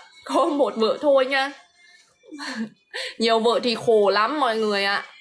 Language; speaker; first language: Vietnamese; non-native, fluent; Lao